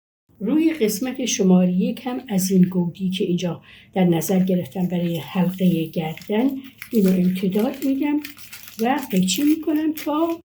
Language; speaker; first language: Persian; native; Persian